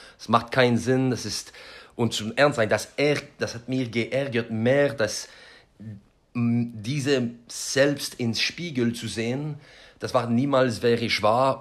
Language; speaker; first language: German; non-native, learner; French